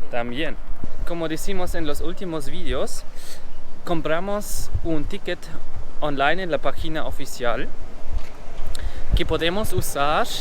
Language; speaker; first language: Spanish; non-native, learner; German